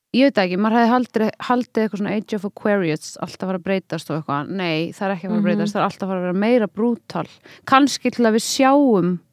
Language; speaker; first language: Icelandic; early bilingual, other home language; French